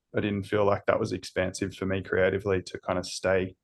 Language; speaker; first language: English; native; English